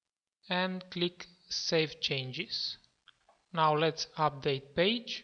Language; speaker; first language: English; non-native, fluent; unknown